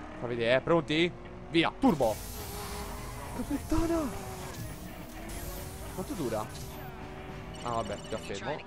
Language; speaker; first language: Italian; native; Italian